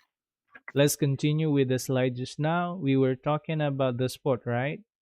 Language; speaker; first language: English; non-native, fluent; Indonesian